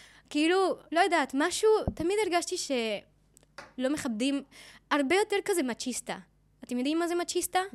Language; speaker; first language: Hebrew; non-native, fluent; Spanish